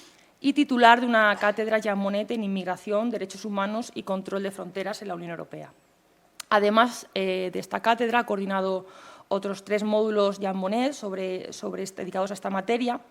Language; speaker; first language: Spanish; native; Spanish